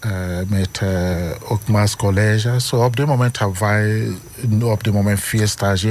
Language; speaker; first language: Dutch; non-native, learner; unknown